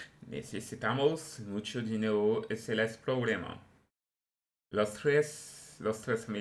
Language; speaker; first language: Spanish; non-native, learner; French